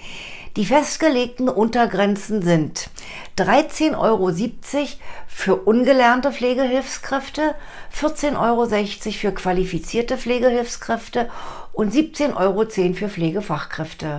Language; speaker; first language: German; native; German